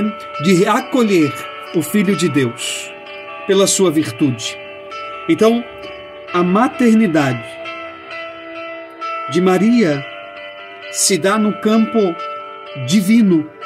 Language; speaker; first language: Portuguese; native; Portuguese